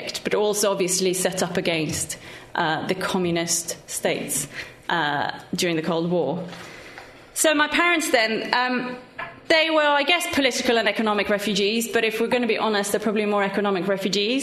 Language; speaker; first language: English; non-native, fluent; Swedish